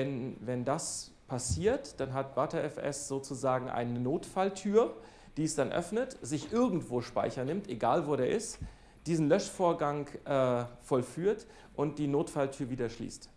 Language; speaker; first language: German; native; German